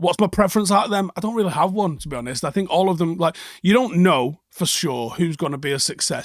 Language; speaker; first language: English; native; English